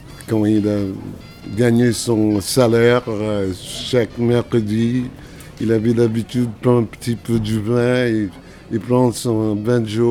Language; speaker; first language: French; non-native, fluent; English